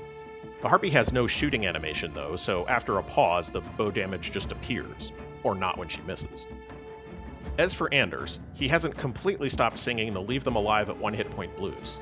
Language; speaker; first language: English; native; English